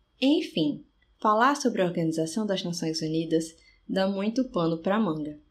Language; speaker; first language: Portuguese; native; Portuguese